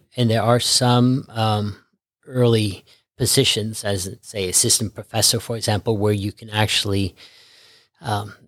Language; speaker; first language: English; early bilingual, other home language; Norwegian